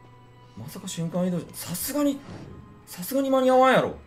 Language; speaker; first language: Japanese; native; Japanese